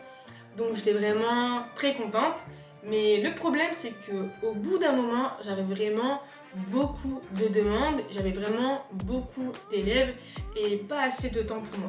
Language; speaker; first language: French; native; French